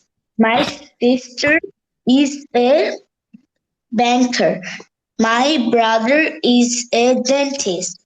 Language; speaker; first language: English; non-native, learner; Bangla